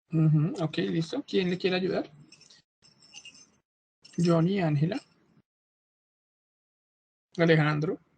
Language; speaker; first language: Spanish; native; Spanish